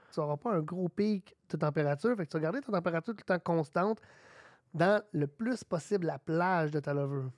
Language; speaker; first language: French; native; French